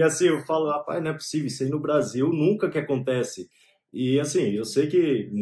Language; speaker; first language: Portuguese; native; Portuguese